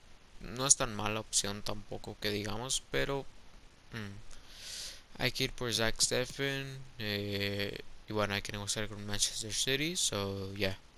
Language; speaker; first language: Spanish; early bilingual, heritage; Spanish